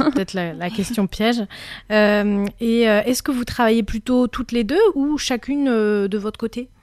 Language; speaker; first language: French; native; French